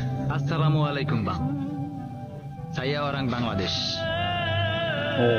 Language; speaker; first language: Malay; non-native, learner; Bangla